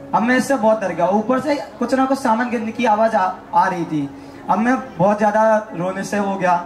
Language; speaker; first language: Hindi; native; Hindi